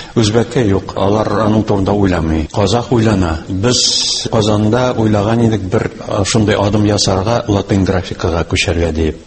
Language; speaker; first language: Tatar; native; Tatar